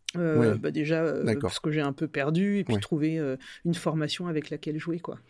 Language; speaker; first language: French; native; French